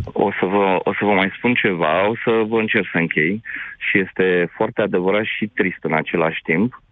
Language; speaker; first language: Romanian; native; Romanian